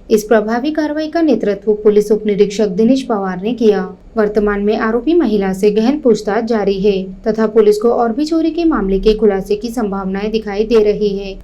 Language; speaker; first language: Hindi; non-native, local second language; Marathi